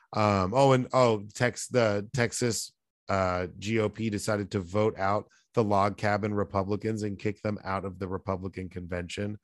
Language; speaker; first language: English; native; English